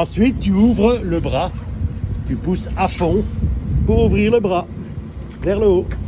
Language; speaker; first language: French; native; French